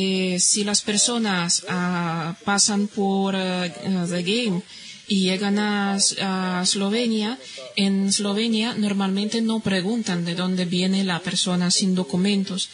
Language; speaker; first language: Spanish; non-native, fluent; Bosnian